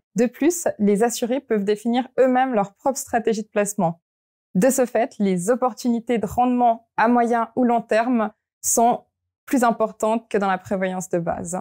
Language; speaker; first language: French; native; French